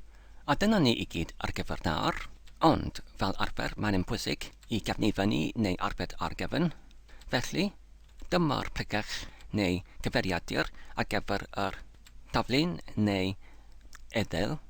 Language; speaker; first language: Welsh; non-native, learner; English